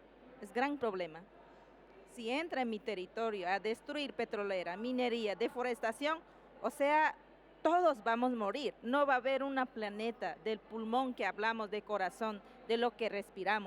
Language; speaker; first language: Spanish; non-native, local second language; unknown